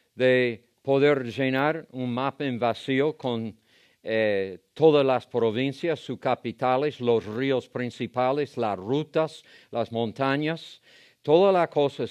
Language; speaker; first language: Spanish; non-native, fluent; English